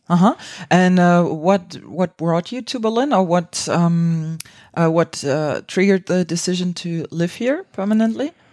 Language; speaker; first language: English; non-native, fluent; German